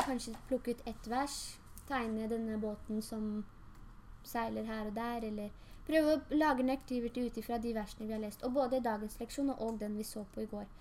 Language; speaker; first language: Norwegian; early bilingual, other home language; Urdu